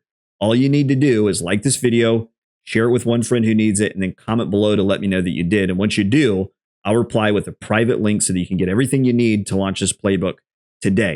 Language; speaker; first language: English; native; English